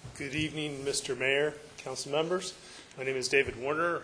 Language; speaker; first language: English; native; English